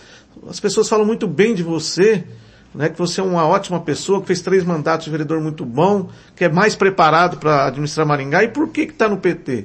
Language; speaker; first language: Portuguese; native; Portuguese